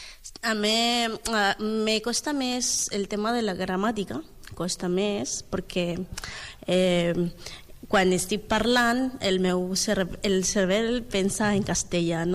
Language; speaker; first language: Catalan; non-native, learner; Spanish